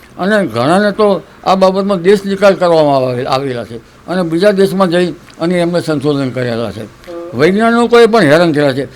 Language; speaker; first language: Gujarati; native; Gujarati